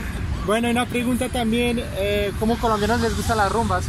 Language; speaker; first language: Spanish; non-native, fluent; French